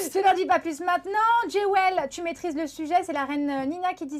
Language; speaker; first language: French; native; French